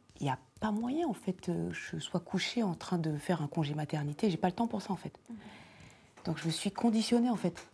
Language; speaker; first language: French; native; French